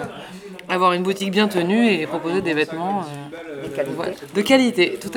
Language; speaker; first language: French; native; French